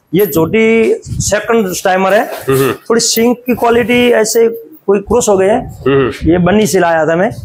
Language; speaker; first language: Hindi; non-native, local second language; Gujarati